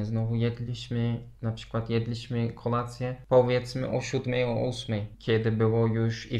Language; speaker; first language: Polish; non-native, learner; Turkish